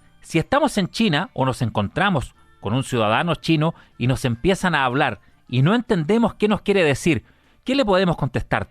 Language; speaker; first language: Spanish; native; Spanish